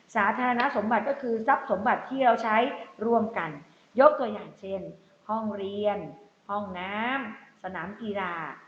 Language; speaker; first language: Thai; native; Thai